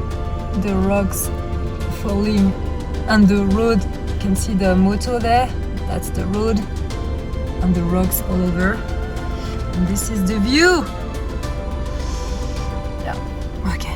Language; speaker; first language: English; non-native, fluent; French